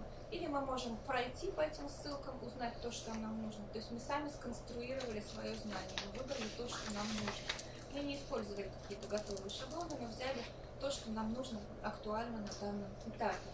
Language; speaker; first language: Russian; native; Russian